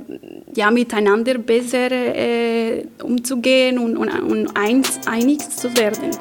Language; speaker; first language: German; non-native, fluent; Spanish